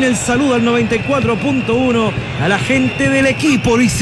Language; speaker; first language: Spanish; native; Spanish